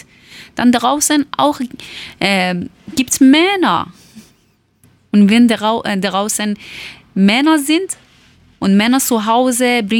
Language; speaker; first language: German; non-native, learner; Persian